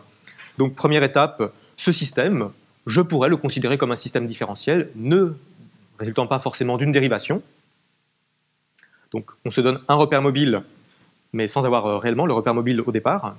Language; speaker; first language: French; native; French